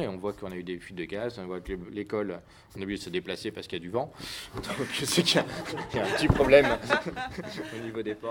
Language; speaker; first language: French; native; French